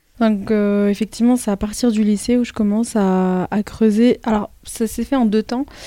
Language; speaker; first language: French; early bilingual, other home language; Arabic